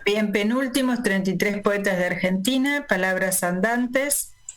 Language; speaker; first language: Spanish; native; Spanish